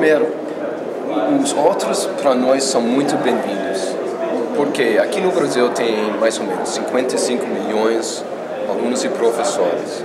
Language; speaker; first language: Portuguese; non-native, fluent; English